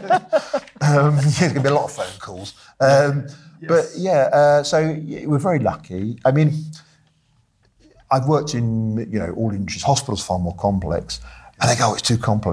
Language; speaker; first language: English; native; English